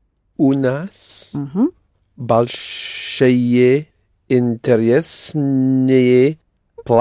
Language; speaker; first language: Russian; non-native, learner; English